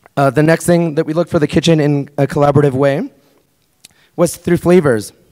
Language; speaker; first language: English; early bilingual, other home language; Spanish